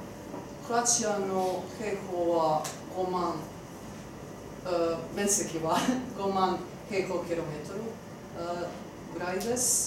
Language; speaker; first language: Japanese; non-native, learner; Croatian